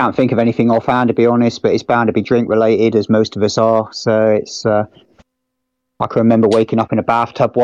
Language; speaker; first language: English; native; English